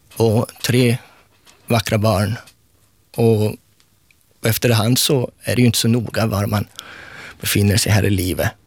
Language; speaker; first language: Swedish; native; Swedish